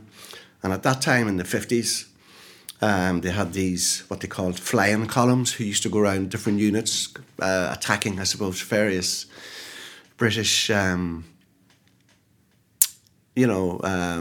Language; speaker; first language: English; native; English